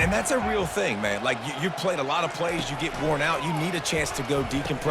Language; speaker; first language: English; native; English